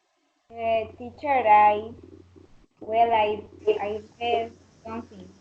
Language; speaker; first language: English; non-native, learner; Spanish